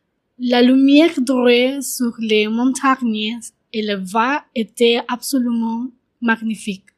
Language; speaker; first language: French; non-native, learner; Spanish